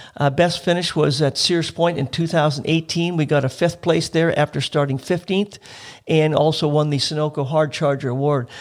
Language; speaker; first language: English; native; English